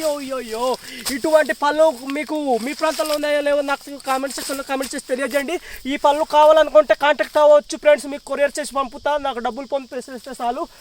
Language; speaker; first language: Telugu; non-native, local second language; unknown